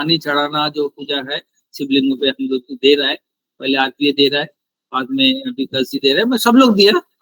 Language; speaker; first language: Hindi; non-native, local second language; Bangla